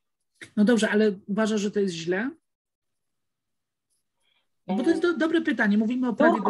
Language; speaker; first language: Polish; native; Polish